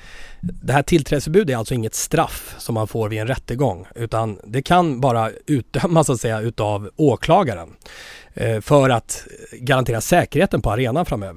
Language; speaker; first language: Swedish; native; Swedish